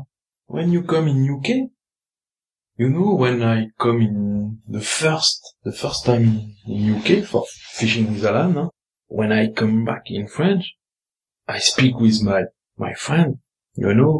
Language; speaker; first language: English; non-native, learner; French